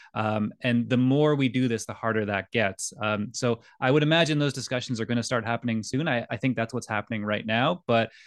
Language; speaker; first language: English; native; English